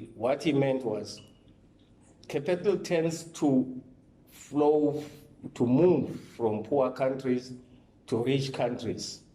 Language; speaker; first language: English; non-native, local second language; Swati